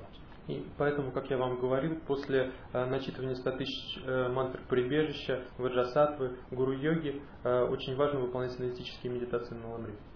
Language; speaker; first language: Russian; native; Russian